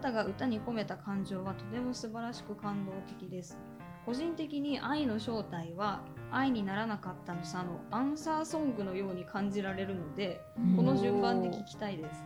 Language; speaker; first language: Japanese; native; Japanese